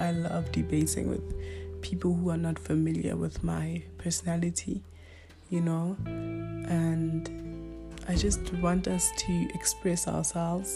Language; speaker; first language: English; non-native, local second language; Northern Sotho